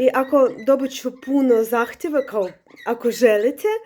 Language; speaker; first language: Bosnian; non-native, fluent; Russian